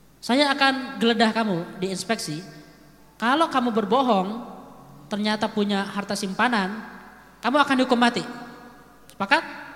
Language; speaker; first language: Indonesian; native; Indonesian